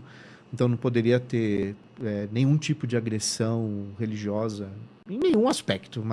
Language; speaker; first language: Portuguese; native; Portuguese